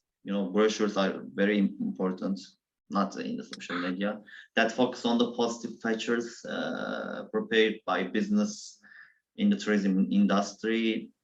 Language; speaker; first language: English; non-native, learner; Turkish